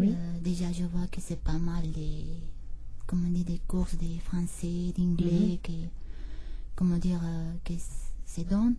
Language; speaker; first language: French; non-native, learner; Spanish